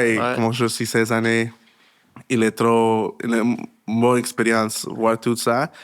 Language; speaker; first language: French; non-native, learner; Spanish